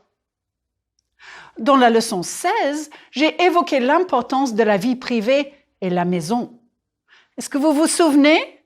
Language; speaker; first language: French; non-native, fluent; English